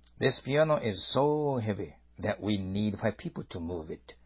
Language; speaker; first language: English; non-native, fluent; Japanese